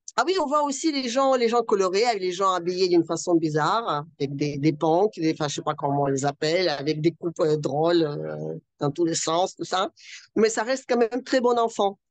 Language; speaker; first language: French; non-native, fluent; Russian